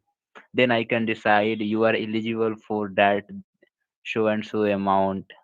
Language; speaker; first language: English; non-native, local second language; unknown